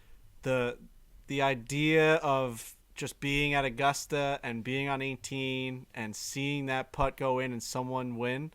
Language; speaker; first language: English; native; English